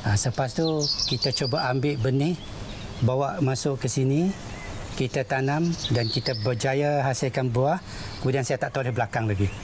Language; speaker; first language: Malay; native; Malay